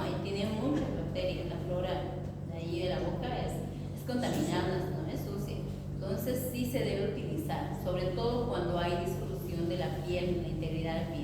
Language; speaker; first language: Spanish; native; Spanish